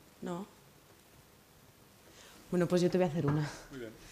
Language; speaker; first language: Spanish; native; Spanish